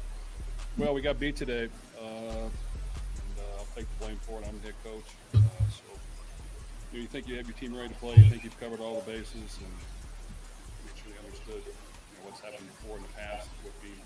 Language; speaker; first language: English; native; English